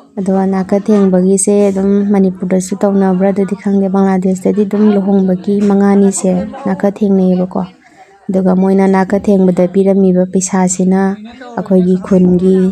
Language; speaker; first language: Manipuri; native; Manipuri